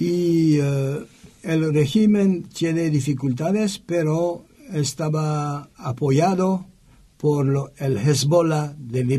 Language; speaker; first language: Spanish; non-native, learner; French